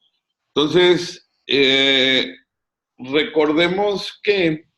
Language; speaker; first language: Spanish; native; Spanish